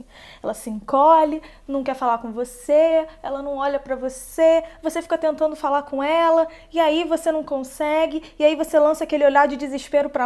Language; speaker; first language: Portuguese; native; Portuguese